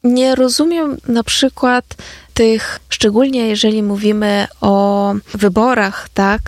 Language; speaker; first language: Polish; non-native, fluent; Ukrainian